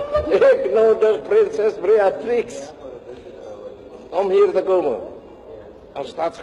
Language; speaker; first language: Dutch; non-native, local second language; Javanese